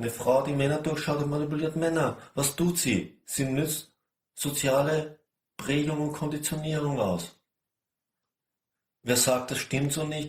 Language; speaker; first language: German; native; German